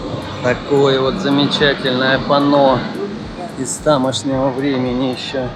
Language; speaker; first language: Russian; native; Russian